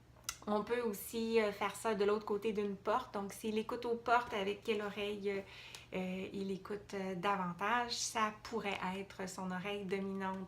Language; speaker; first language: French; native; French